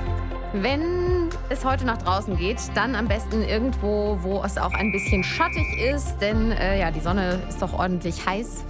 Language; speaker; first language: German; native; German